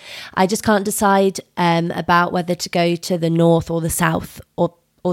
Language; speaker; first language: English; native; English